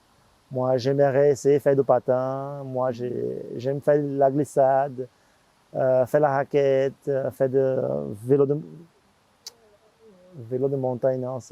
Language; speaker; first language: French; non-native, fluent; Portuguese